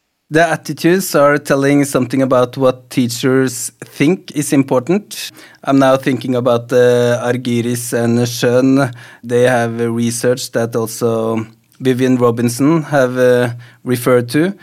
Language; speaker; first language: English; non-native, fluent; Norwegian